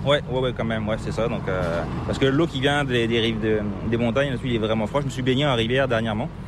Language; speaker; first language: French; native; French